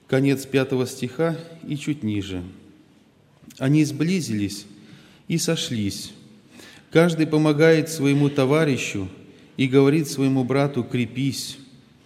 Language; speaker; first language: Russian; native; Russian